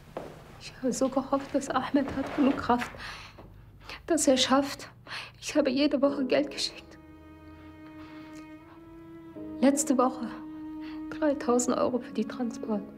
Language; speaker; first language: German; non-native, learner; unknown